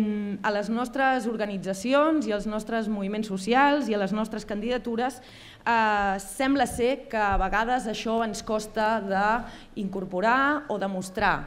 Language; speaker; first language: Catalan; native; Catalan